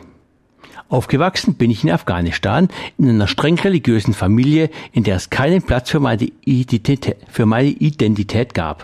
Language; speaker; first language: German; native; German